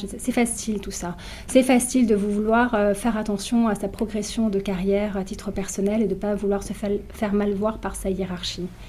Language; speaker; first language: French; native; French